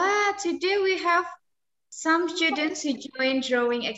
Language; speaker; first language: English; non-native, local second language; Indonesian